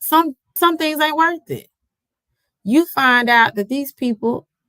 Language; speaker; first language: English; native; English